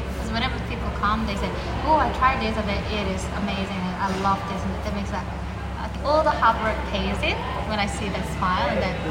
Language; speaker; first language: English; non-native, fluent; Korean